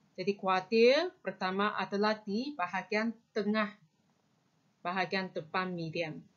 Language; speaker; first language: Malay; non-native, local second language; Chinese